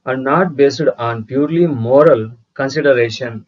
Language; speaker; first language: English; non-native, local second language; Telugu